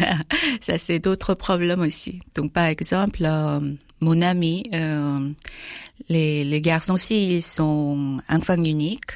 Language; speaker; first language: French; non-native, learner; Korean